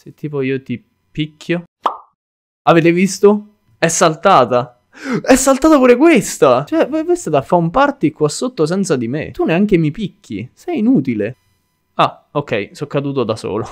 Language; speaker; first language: Italian; native; Italian